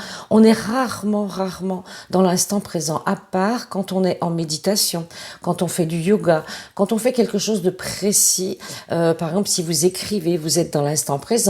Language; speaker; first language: French; native; French